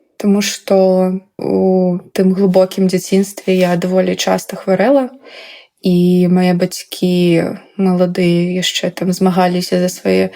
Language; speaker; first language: Belarusian; native; Belarusian